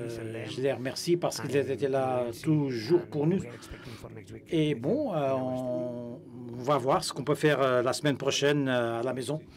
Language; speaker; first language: French; non-native, fluent; Spanish